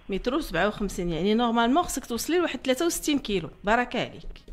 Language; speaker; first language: Arabic; native; Arabic